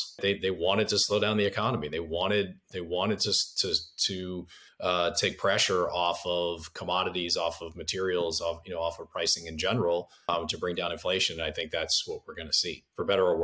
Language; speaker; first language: English; native; English